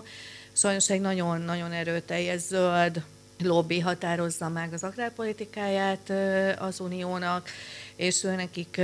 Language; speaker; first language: Hungarian; native; Hungarian